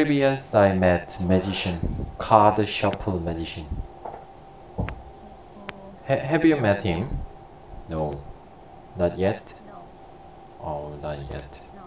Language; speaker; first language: English; non-native, learner; Korean